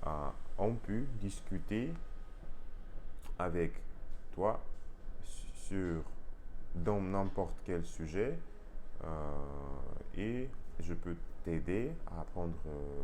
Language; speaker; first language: French; non-native, learner; Russian